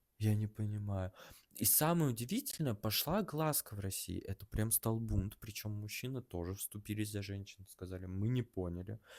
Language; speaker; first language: Russian; native; Russian